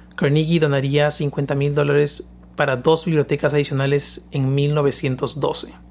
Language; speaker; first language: Spanish; native; Spanish